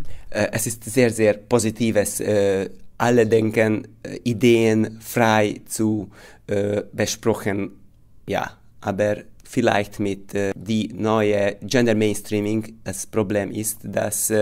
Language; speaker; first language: German; non-native, fluent; Hungarian